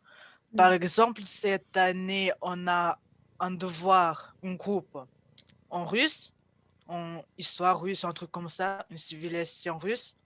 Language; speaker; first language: French; non-native, fluent; Russian